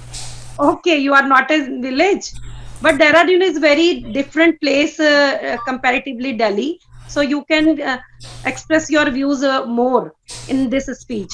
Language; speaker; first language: English; non-native, fluent; Hindi